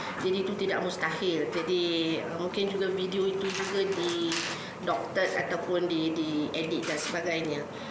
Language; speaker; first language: Malay; native; Malay